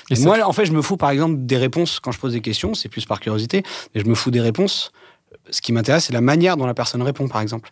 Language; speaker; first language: French; native; French